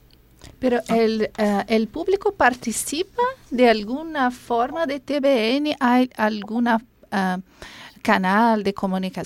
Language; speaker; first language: Spanish; non-native, fluent; Portuguese